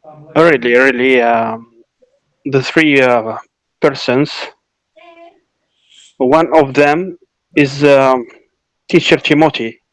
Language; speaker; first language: English; non-native, local second language; Arabic